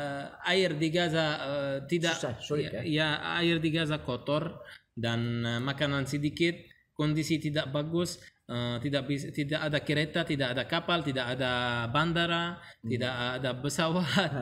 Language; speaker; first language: Indonesian; non-native, learner; Arabic